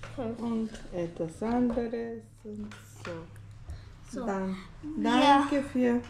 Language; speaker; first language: German; early bilingual, heritage; Bosnian